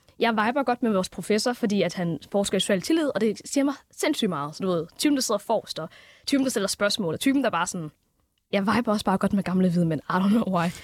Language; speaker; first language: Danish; early bilingual, other home language; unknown